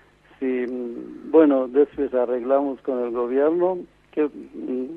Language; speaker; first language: Spanish; non-native, fluent; Persian